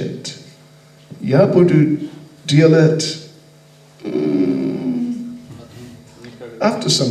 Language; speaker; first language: Russian; non-native, learner; English